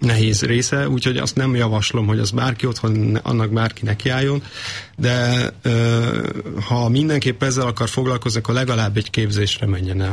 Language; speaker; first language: Hungarian; native; Hungarian